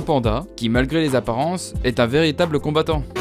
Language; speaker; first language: French; native; French